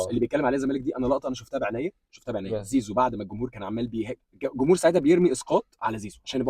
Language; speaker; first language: Arabic; native; Arabic